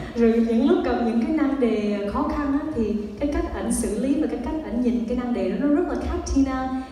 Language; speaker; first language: Vietnamese; early bilingual, heritage; Vietnamese